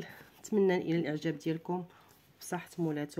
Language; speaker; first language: Arabic; native; Arabic